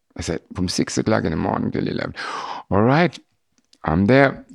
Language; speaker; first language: English; non-native, fluent; German